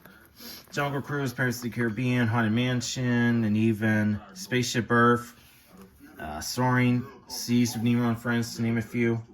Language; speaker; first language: English; native; English